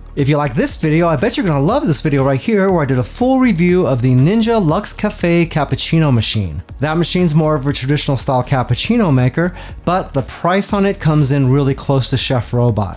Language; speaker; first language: English; native; English